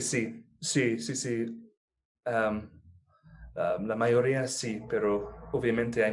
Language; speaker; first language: Spanish; non-native, fluent; English